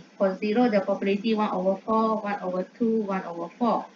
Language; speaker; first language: English; non-native, local second language; Malay